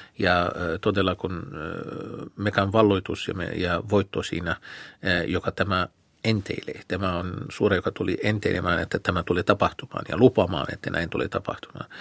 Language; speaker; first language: Finnish; non-native, fluent; Arabic